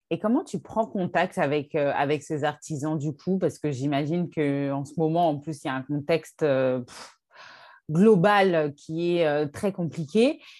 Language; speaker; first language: French; native; French